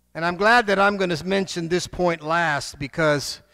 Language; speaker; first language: English; native; English